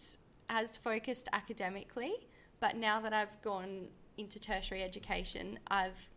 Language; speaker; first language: English; native; English